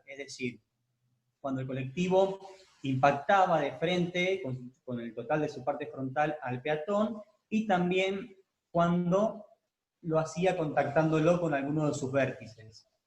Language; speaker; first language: Spanish; native; Spanish